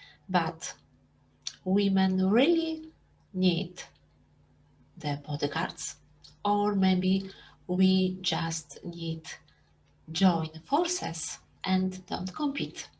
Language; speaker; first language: English; non-native, fluent; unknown